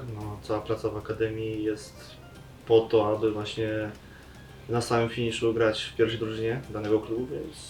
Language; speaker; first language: Polish; native; Polish